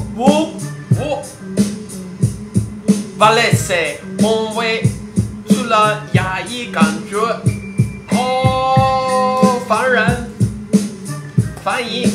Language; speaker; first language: Chinese; non-native, fluent; English